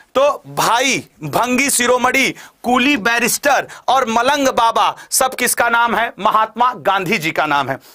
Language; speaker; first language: Hindi; native; Hindi